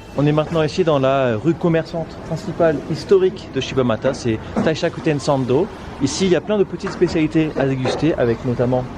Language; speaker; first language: French; native; French